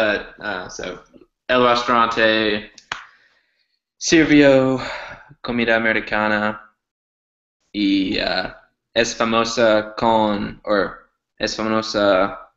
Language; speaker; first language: Spanish; non-native, learner; English